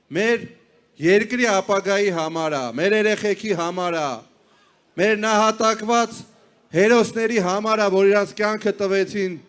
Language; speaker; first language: Armenian; native; Armenian